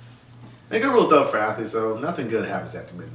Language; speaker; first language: English; native; English